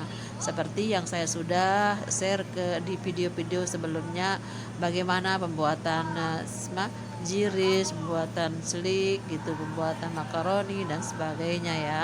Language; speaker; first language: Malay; non-native, local second language; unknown